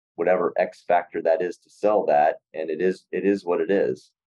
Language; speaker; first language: English; native; English